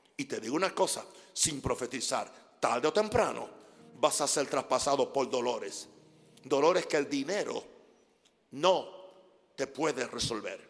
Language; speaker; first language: Spanish; non-native, fluent; English